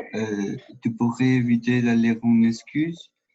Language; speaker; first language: French; non-native, learner; Spanish